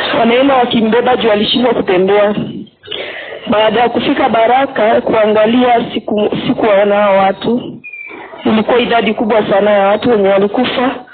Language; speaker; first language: Swahili; non-native, local second language; Kinyarwanda